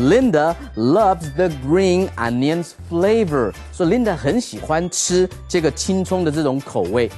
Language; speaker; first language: Chinese; native; Chinese